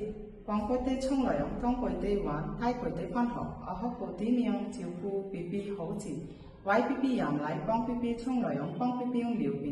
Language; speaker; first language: Cantonese; non-native, learner; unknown